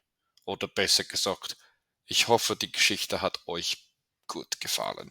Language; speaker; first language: German; non-native, fluent; English